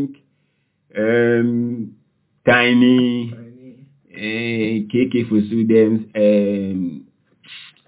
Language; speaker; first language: English; non-native, local second language; Akan